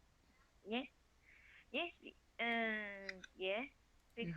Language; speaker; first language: English; non-native, learner; Chinese